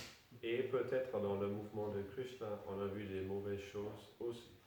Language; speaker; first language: French; non-native, fluent; Danish